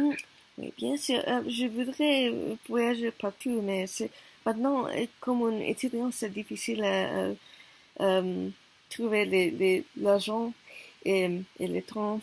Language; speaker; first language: French; non-native, learner; Korean